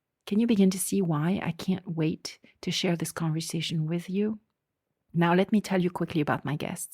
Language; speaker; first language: English; non-native, fluent; French